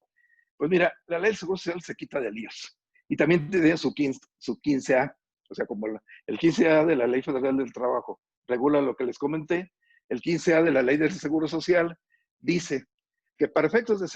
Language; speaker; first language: Spanish; native; Spanish